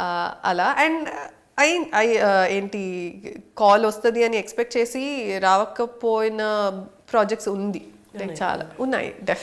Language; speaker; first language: Telugu; non-native, local second language; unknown